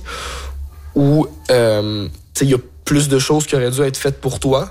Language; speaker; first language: French; native; French